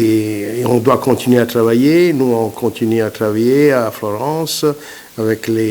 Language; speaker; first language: French; non-native, fluent; Italian